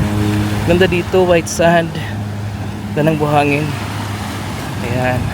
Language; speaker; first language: Filipino; non-native, local second language; Waray